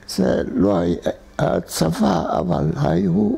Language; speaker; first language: Hebrew; non-native, fluent; Hungarian